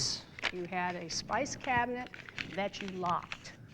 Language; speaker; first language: English; native; English